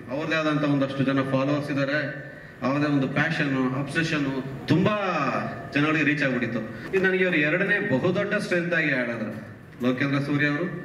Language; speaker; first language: Kannada; native; Kannada